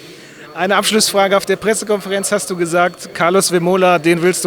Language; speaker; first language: German; native; German